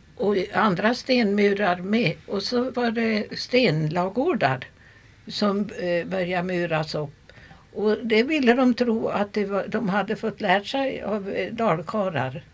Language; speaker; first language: Swedish; native; Swedish